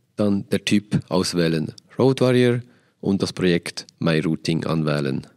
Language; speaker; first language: German; native; German